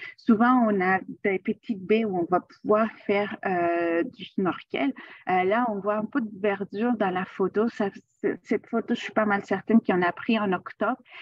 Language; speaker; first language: French; non-native, fluent; Spanish